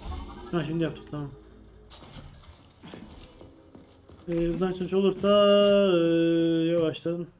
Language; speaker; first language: Turkish; native; Turkish